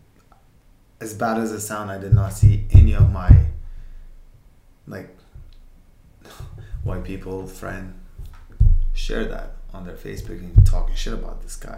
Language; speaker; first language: English; non-native, fluent; Uzbek